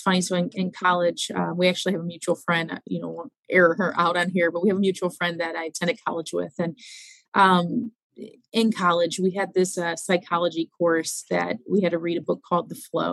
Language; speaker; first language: English; native; English